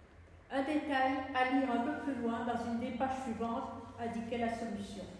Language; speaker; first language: French; native; French